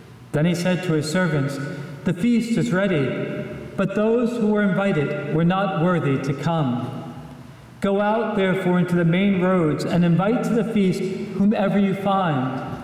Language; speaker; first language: English; native; English